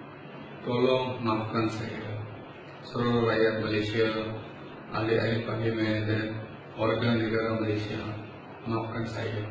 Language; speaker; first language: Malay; non-native, learner; Bangla